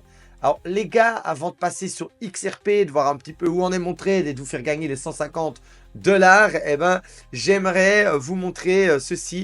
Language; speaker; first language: French; native; French